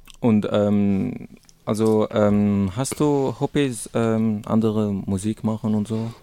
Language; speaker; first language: German; non-native, learner; Arabic